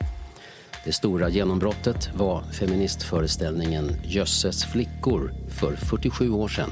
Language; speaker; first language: Swedish; native; Swedish